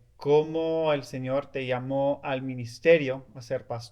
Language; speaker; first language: Spanish; non-native, fluent; English